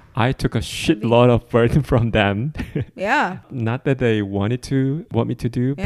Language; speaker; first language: English; non-native, fluent; Korean